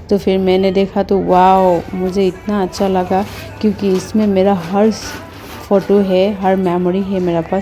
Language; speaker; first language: Hindi; non-native, local second language; Assamese